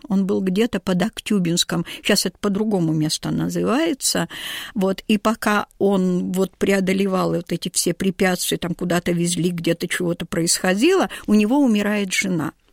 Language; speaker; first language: Russian; native; Russian